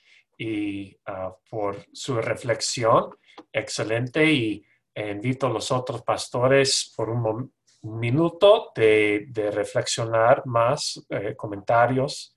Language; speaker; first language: Spanish; non-native, learner; English